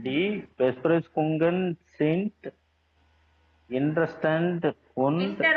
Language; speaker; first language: German; non-native, learner; Tamil